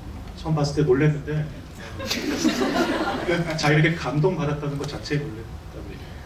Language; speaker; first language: Korean; native; Korean